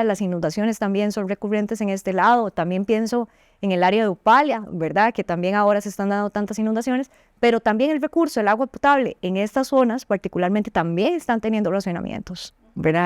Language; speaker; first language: Spanish; native; Spanish